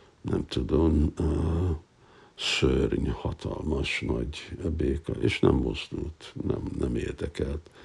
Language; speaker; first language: Hungarian; non-native, fluent; English